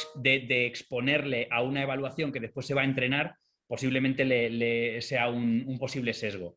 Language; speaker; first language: Spanish; native; Spanish